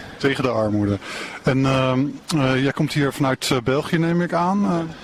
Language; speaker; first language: Dutch; native; Dutch